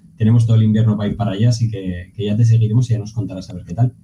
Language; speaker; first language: Spanish; native; Spanish